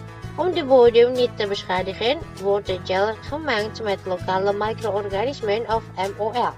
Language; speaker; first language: Dutch; non-native, local second language; Indonesian